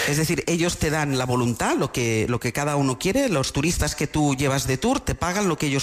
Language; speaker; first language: Spanish; native; Spanish